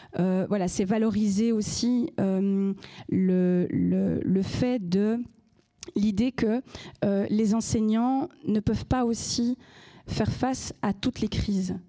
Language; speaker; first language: French; native; French